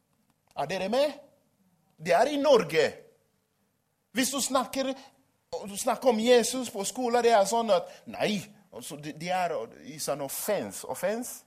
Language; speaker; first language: Swedish; non-native, fluent; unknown